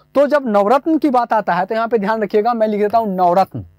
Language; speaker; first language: Hindi; native; Hindi